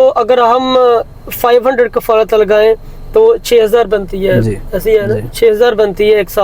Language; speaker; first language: Hindi; native; Hindi